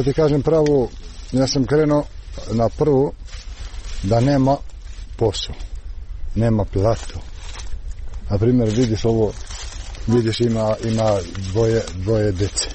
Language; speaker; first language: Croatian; non-native, local second language; Albanian